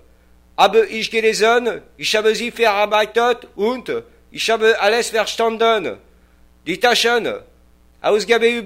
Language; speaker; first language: German; non-native, learner; French